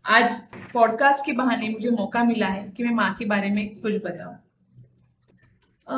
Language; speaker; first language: Hindi; non-native, local second language; Marathi